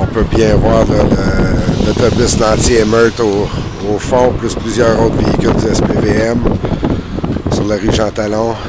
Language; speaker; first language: French; native; French